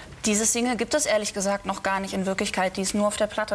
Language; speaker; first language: German; native; German